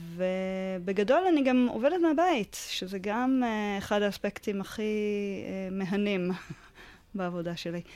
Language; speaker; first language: Hebrew; native; Hebrew